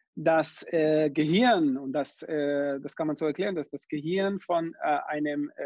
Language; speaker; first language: German; non-native, fluent; Spanish